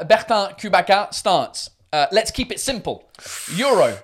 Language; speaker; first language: English; native; English